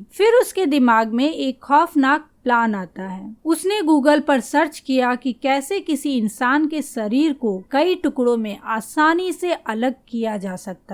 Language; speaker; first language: Hindi; native; Hindi